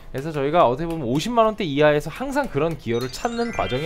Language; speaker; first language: Korean; native; Korean